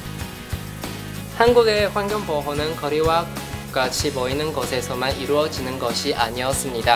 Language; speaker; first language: Korean; non-native, learner; Chinese